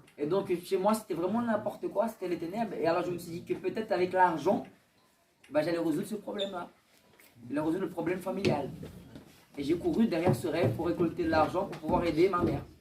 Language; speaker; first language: French; early bilingual, other home language; Portuguese